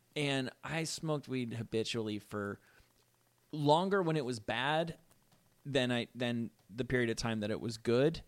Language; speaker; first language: English; native; English